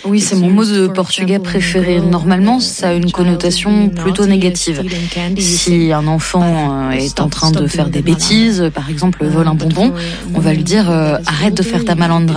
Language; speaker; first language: French; non-native, local second language; Dutch